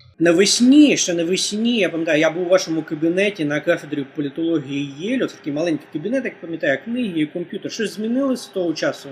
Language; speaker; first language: Ukrainian; native; Ukrainian